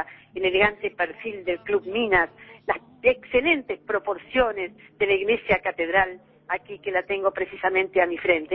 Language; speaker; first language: Spanish; native; Spanish